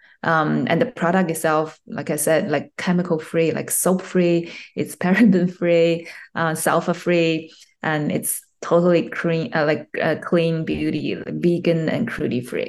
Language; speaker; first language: English; non-native, fluent; Chinese